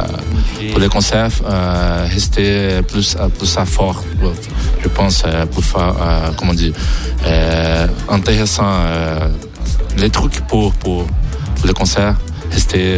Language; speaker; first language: French; non-native, learner; Portuguese